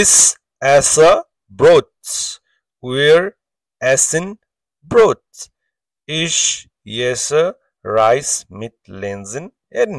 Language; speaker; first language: German; non-native, learner; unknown